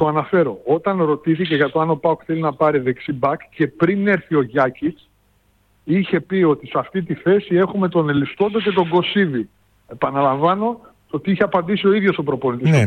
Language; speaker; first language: Greek; native; Greek